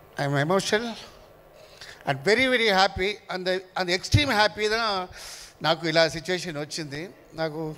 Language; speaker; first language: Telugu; non-native, fluent; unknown